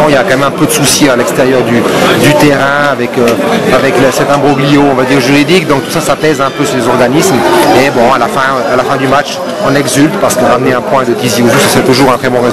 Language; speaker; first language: French; native; French